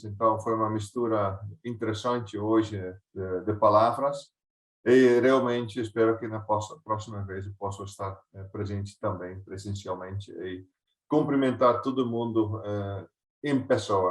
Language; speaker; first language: Portuguese; non-native, fluent; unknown